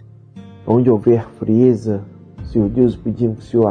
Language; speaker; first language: Portuguese; native; Portuguese